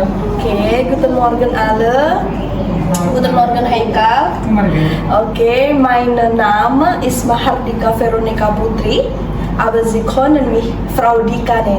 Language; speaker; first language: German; non-native, fluent; Indonesian